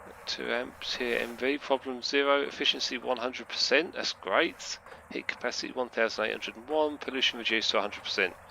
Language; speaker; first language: English; native; English